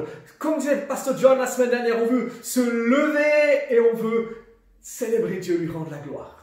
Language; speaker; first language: French; native; French